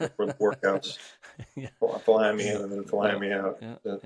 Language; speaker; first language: English; native; English